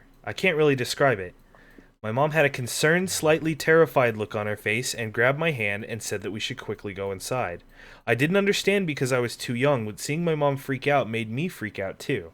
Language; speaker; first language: English; native; English